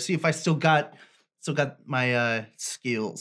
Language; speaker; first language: English; native; English